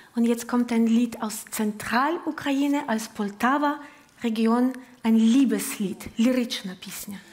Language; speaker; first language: German; non-native, learner; Ukrainian